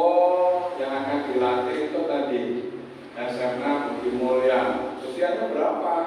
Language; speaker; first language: Indonesian; non-native, local second language; Javanese